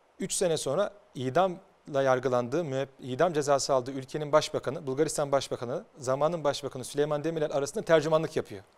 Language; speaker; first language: Turkish; native; Turkish